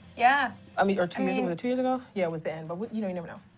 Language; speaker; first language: English; native; English